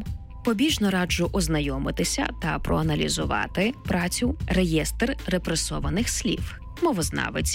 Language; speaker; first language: Ukrainian; native; Ukrainian